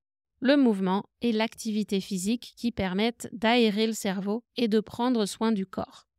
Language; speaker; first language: French; native; French